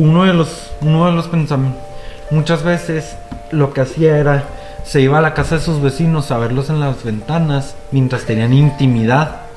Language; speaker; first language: Spanish; native; Spanish